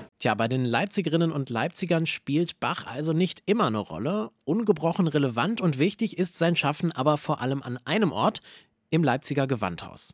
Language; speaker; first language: German; native; German